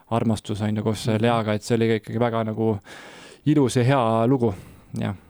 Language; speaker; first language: Estonian; native; Estonian